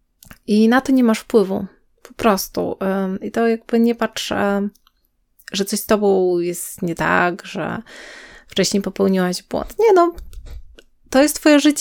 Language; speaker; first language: Polish; native; Polish